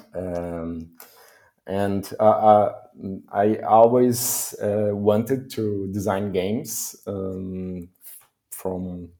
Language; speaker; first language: English; non-native, fluent; Portuguese